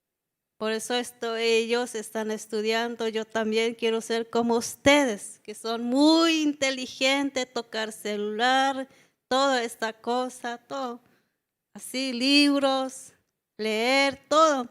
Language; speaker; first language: Spanish; non-native, local second language; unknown